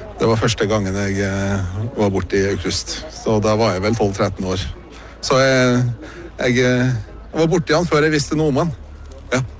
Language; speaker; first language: Norwegian; native; Norwegian